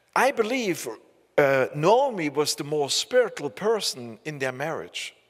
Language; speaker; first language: English; non-native, fluent; German